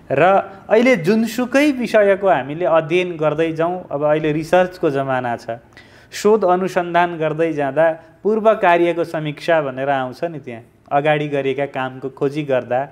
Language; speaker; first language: Nepali; native; Nepali